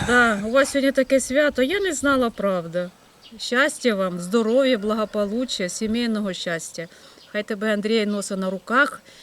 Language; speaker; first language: Ukrainian; native; Ukrainian